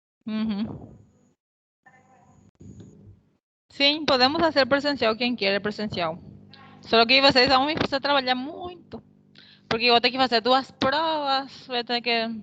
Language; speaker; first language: Portuguese; non-native, fluent; Spanish